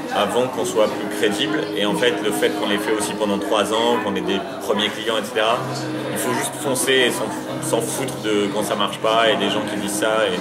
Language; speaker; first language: French; early bilingual, other home language; Arabic